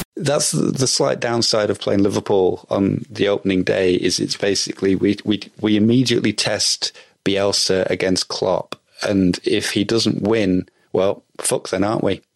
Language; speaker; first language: English; native; English